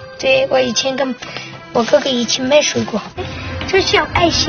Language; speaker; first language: Chinese; non-native, local second language; Uyghur